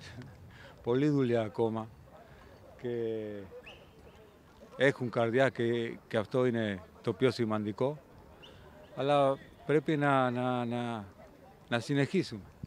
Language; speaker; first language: Greek; non-native, learner; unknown